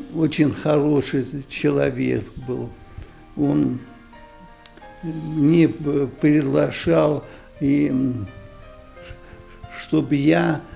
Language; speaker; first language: Russian; non-native, local second language; Ingush